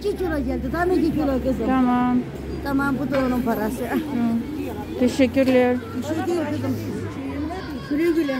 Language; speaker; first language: Turkish; native; Turkish